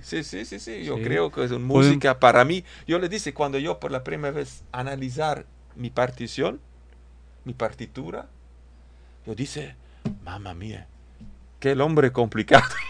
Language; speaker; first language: Spanish; non-native, learner; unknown